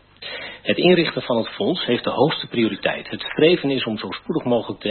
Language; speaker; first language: Dutch; native; Dutch